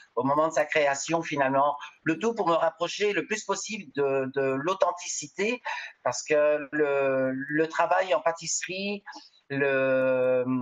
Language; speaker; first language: French; native; French